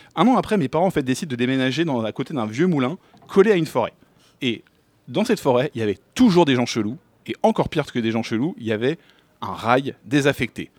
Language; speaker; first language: French; native; French